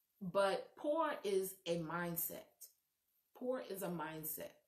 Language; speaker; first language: English; native; English